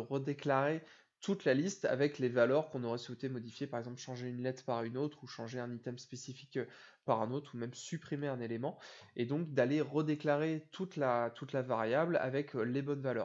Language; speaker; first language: French; native; French